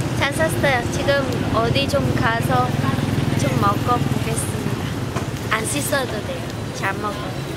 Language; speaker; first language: Korean; non-native, learner; Vietnamese